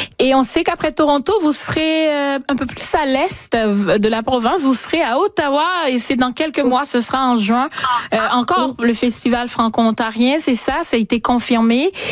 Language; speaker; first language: French; native; French